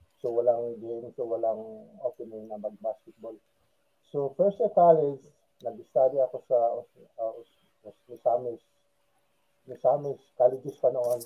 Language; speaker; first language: Filipino; non-native, local second language; Cebuano